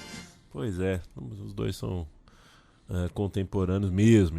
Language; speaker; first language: Portuguese; native; Portuguese